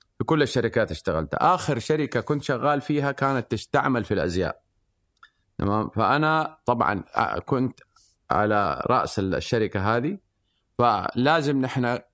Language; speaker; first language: Arabic; native; Arabic